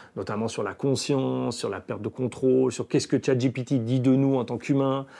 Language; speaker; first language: French; native; French